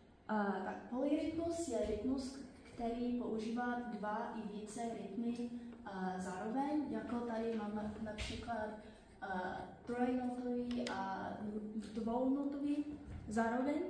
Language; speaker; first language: Czech; non-native, learner; English